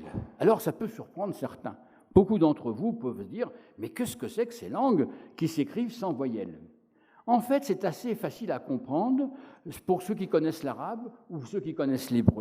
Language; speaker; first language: French; native; French